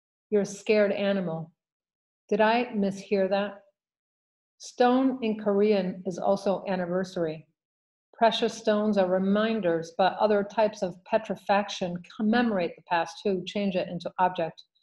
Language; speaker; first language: English; early bilingual, other home language; Spanish